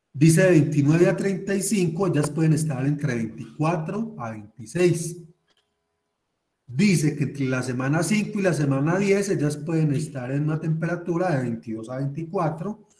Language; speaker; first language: Spanish; native; Spanish